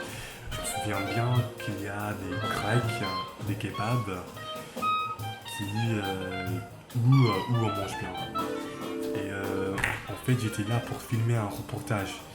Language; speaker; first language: French; non-native, fluent; English